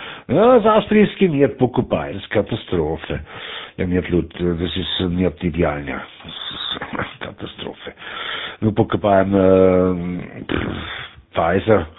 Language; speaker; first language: Russian; non-native, learner; German